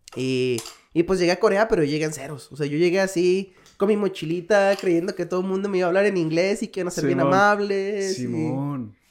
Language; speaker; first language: Spanish; native; Spanish